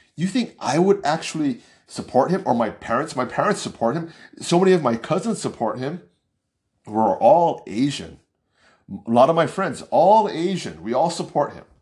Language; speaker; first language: English; early bilingual, other home language; Chinese